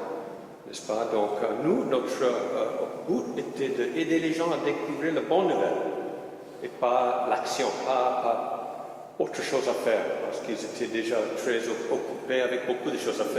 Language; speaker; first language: French; non-native, fluent; English